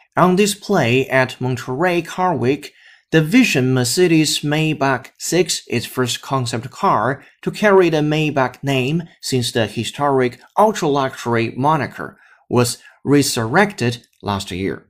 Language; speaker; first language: English; non-native, fluent; Chinese